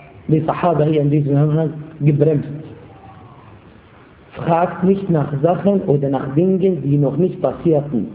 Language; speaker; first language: German; non-native, fluent; Arabic